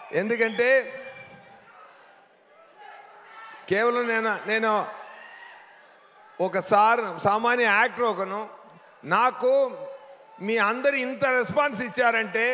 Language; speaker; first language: Telugu; non-native, local second language; Tamil